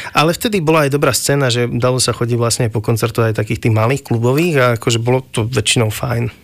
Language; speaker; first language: Slovak; native; Slovak